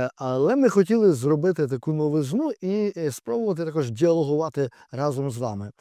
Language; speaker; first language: Ukrainian; native; Ukrainian